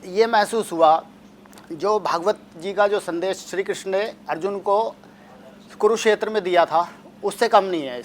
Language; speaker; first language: Hindi; native; Hindi